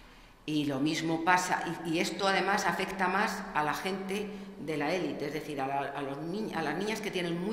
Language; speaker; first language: Spanish; native; Spanish